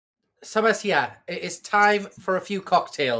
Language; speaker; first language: English; native; English